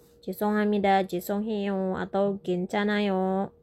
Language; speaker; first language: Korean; non-native, fluent; Indonesian